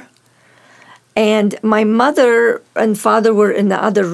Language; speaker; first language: English; non-native, fluent; Arabic